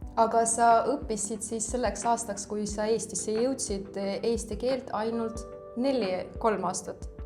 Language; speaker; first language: Estonian; native; Estonian